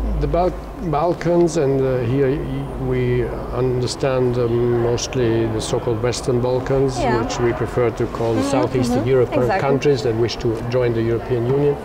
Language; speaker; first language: English; non-native, fluent; German